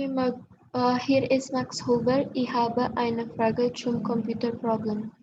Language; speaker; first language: German; non-native, learner; Indonesian